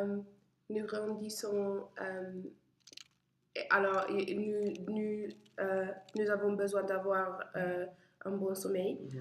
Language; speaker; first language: French; non-native, learner; English